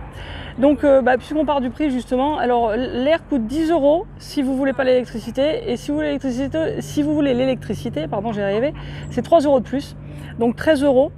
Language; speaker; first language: French; native; French